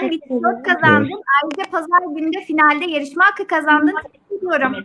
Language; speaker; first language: Turkish; native; Turkish